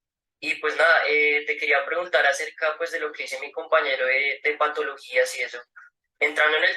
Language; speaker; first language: Spanish; native; Spanish